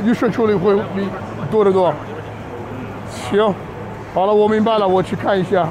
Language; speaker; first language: Chinese; non-native, fluent; English